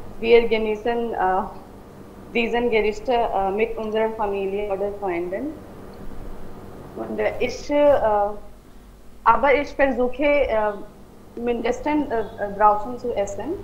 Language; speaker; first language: German; non-native, learner; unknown